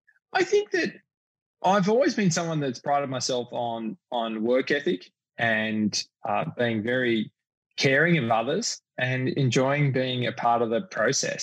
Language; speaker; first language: English; native; English